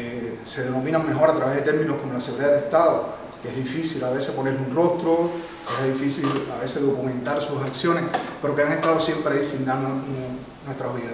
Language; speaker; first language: Spanish; native; Spanish